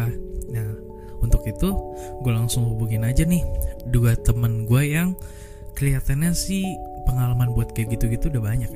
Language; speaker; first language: Indonesian; native; Indonesian